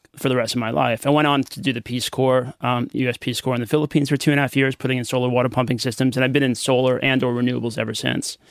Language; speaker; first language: English; native; English